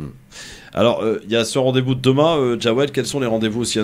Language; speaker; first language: French; native; French